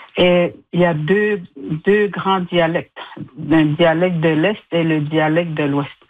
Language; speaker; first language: French; non-native, local second language; Innu-aimun